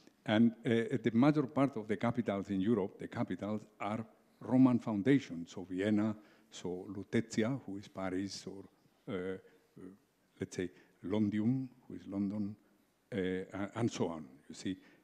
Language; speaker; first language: English; non-native, fluent; Spanish